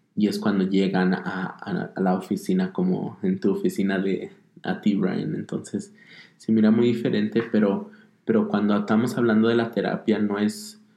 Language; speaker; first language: Spanish; early bilingual, heritage; Spanish